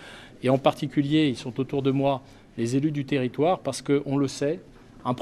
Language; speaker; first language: French; native; French